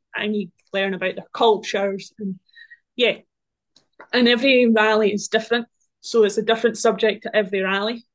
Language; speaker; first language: English; native; English